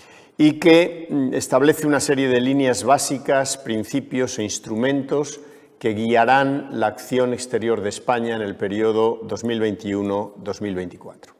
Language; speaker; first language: Spanish; native; Spanish